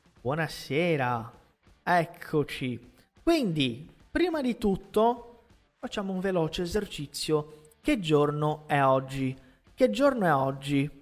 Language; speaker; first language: Italian; non-native, fluent; Portuguese